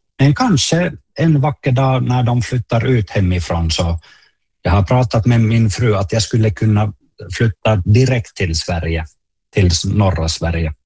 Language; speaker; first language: Swedish; non-native, local second language; Finnish